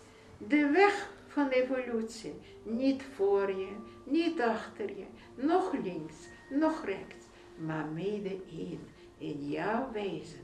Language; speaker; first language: Dutch; non-native, fluent; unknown